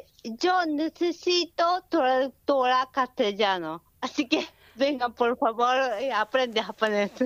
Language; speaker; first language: Spanish; non-native, learner; Japanese